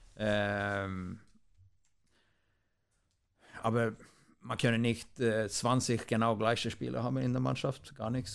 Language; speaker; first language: German; non-native, fluent; Swedish